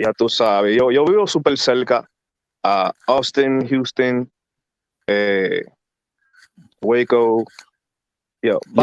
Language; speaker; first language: Spanish; early bilingual, heritage; English